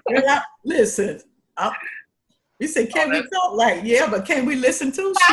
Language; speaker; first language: English; native; English